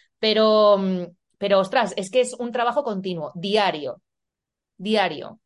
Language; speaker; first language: Spanish; native; Spanish